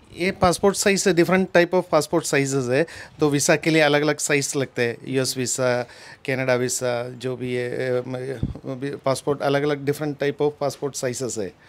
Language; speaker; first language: Hindi; non-native, local second language; Malayalam